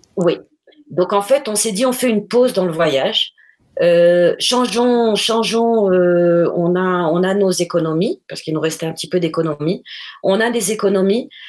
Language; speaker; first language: French; non-native, local second language; Arabic